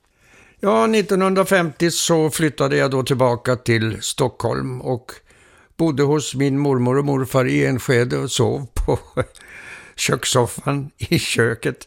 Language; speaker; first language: Swedish; early bilingual, heritage; Swedish